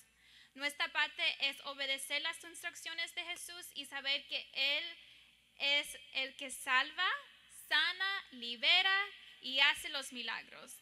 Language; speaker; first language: Spanish; early bilingual, heritage; English